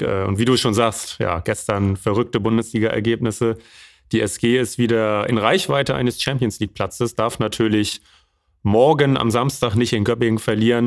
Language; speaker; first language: German; native; German